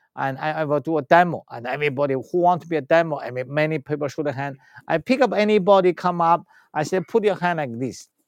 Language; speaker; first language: English; non-native, learner; Chinese